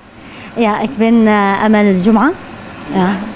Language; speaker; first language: Dutch; non-native, learner; Arabic